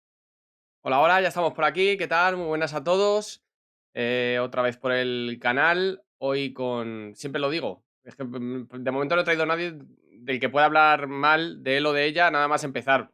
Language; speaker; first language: Spanish; native; Spanish